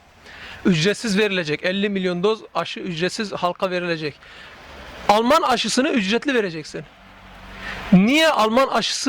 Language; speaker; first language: Turkish; native; Turkish